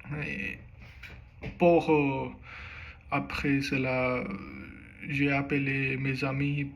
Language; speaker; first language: French; non-native, learner; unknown